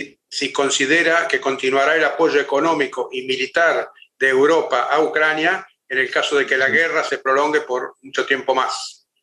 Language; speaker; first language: Spanish; native; Spanish